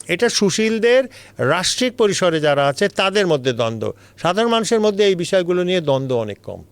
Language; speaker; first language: Bangla; native; Bangla